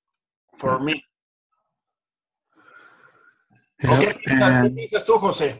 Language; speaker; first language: English; non-native, learner; Spanish